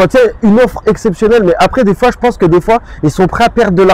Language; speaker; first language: French; native; French